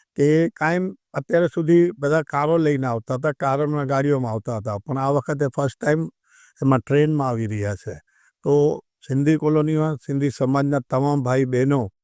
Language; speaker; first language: Gujarati; non-native, local second language; Sindhi